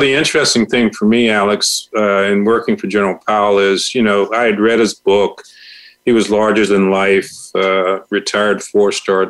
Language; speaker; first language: English; native; English